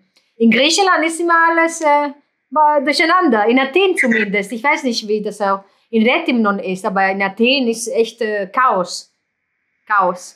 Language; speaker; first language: German; non-native, fluent; Greek